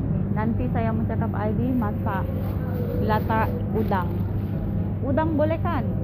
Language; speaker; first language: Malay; non-native, learner; Filipino